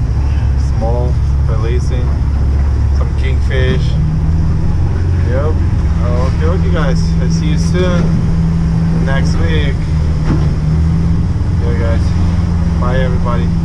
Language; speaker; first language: English; non-native, learner; Russian